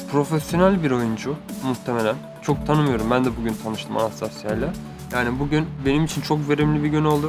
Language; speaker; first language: Turkish; native; Turkish